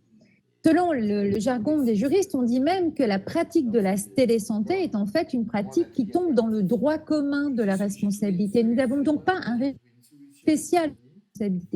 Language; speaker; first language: French; native; French